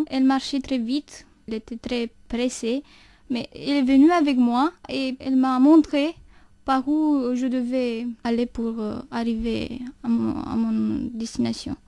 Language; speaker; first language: French; non-native, fluent; Romanian